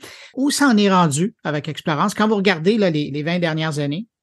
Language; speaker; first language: French; native; French